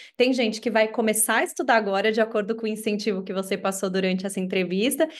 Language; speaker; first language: Portuguese; native; Portuguese